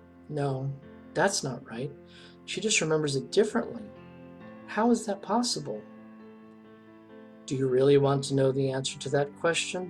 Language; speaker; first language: English; native; English